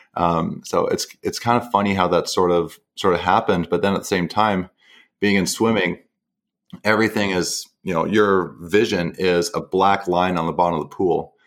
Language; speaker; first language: English; native; English